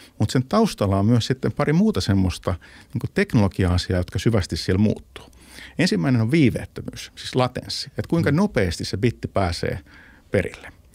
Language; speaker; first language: Finnish; native; Finnish